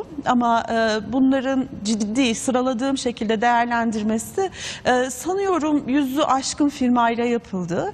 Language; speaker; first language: Turkish; native; Turkish